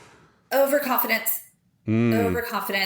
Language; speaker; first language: English; native; English